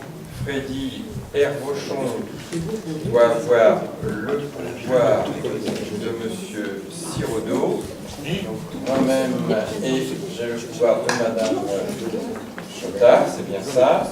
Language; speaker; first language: French; native; French